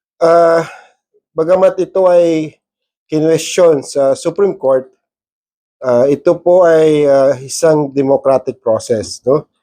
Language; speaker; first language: Filipino; non-native, local second language; Maguindanaon